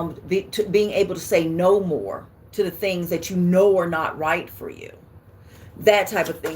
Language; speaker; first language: English; native; English